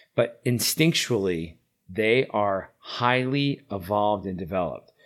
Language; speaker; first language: English; native; English